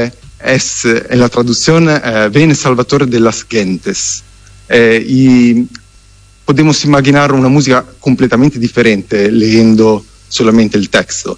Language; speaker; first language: Spanish; non-native, fluent; Italian